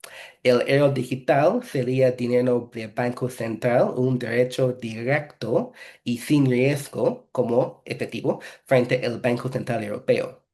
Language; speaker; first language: Spanish; non-native, fluent; English